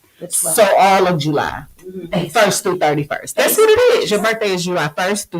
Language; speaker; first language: English; native; English